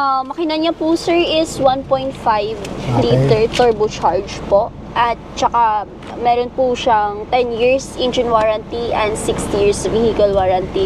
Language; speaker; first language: Filipino; non-native, local second language; Hiligaynon